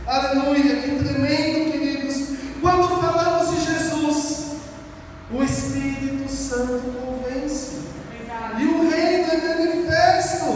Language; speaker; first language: Portuguese; native; Portuguese